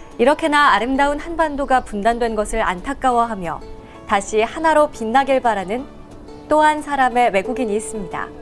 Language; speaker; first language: Korean; native; Korean